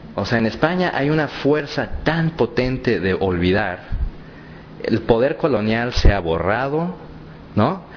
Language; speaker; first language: Spanish; native; Spanish